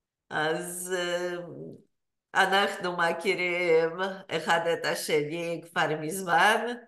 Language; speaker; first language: Hebrew; non-native, learner; Polish